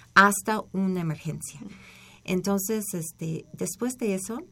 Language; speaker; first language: Spanish; non-native, fluent; English